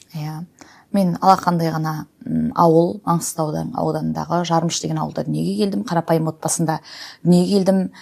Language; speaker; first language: Kazakh; native; Kazakh